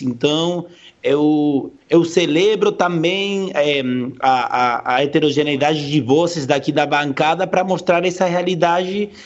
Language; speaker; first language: Portuguese; non-native, fluent; Spanish